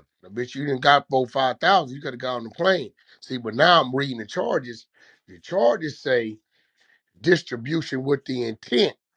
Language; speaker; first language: English; native; English